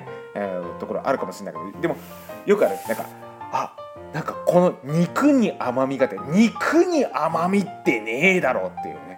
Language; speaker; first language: Japanese; native; Japanese